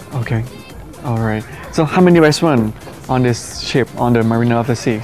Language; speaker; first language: English; non-native, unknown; Thai